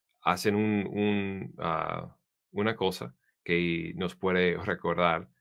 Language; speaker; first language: Spanish; non-native, learner; English